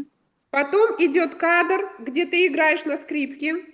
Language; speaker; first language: Russian; native; Russian